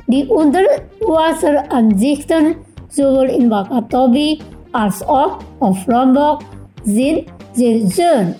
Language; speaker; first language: German; non-native, fluent; Indonesian